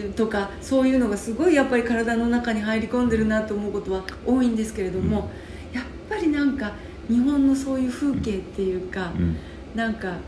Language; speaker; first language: Japanese; native; Japanese